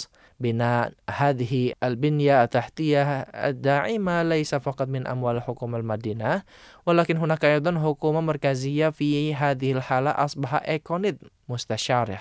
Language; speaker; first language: Arabic; non-native, fluent; Indonesian